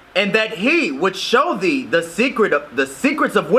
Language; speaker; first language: English; native; English